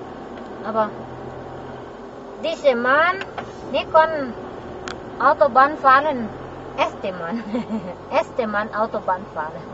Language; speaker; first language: German; non-native, learner; Thai